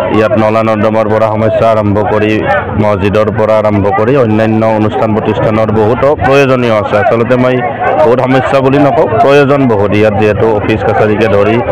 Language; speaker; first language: Assamese; native; Assamese